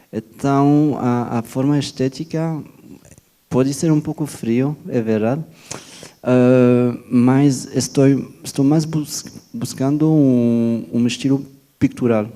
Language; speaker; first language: Portuguese; non-native, fluent; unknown